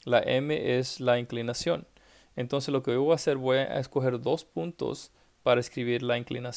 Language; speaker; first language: Spanish; early bilingual, heritage; English